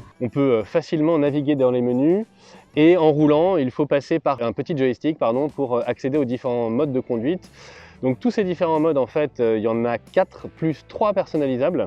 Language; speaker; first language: French; native; French